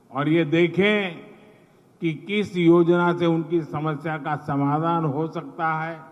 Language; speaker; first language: Hindi; non-native, local second language; Gujarati